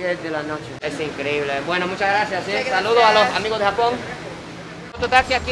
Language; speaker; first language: Spanish; non-native, fluent; Japanese